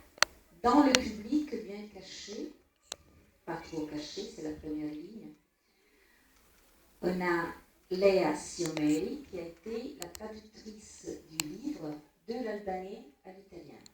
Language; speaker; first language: French; non-native, fluent; Italian